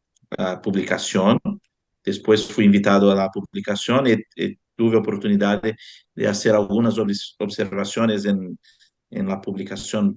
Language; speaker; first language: Spanish; non-native, fluent; Portuguese